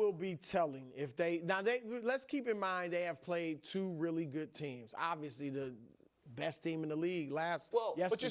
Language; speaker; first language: English; native; English